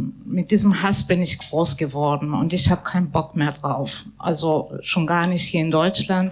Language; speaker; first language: German; non-native, fluent; Persian